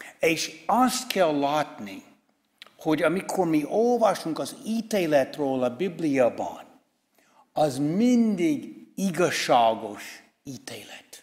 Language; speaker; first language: Hungarian; non-native, fluent; English